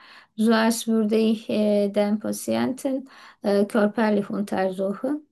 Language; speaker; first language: German; non-native, learner; Turkish